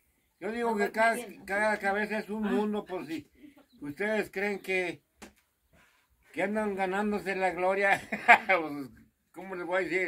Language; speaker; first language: Spanish; native; Spanish